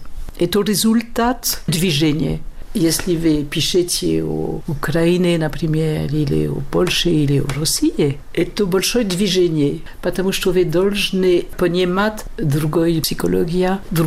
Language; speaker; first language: Russian; non-native, learner; French